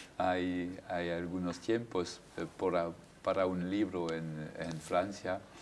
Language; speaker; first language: Spanish; non-native, fluent; French